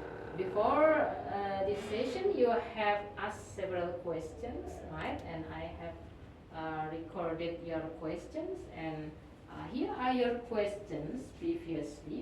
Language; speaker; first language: English; non-native, fluent; Indonesian